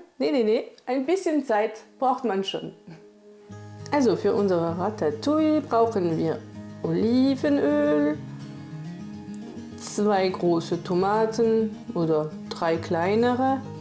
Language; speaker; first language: German; non-native, fluent; French